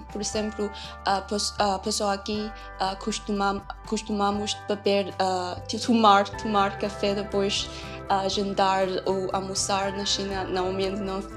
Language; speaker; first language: Portuguese; non-native, learner; Chinese